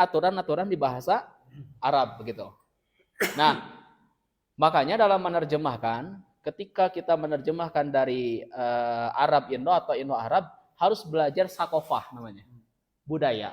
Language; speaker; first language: Indonesian; non-native, local second language; Sundanese